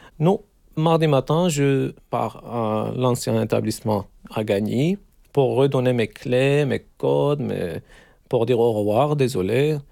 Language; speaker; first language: French; non-native, learner; Turkish